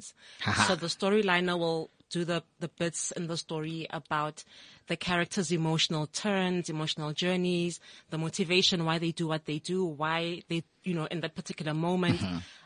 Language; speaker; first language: English; non-native, local second language; Tswana